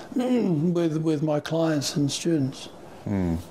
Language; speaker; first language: English; native; English